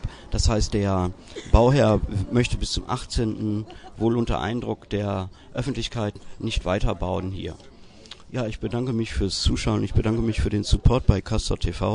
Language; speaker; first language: German; native; German